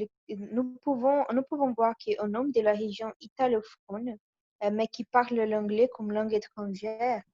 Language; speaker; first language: French; non-native, learner; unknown